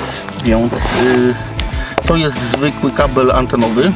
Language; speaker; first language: Polish; native; Polish